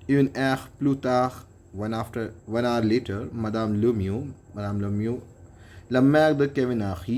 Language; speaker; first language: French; non-native, fluent; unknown